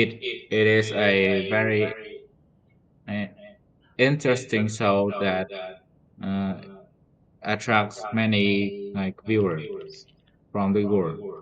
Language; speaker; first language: English; non-native, learner; Vietnamese